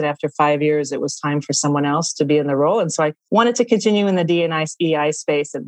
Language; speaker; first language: English; native; English